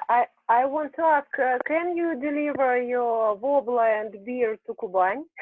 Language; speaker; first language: English; non-native, learner; Russian